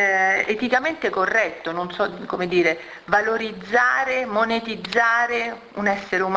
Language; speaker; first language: Italian; native; Italian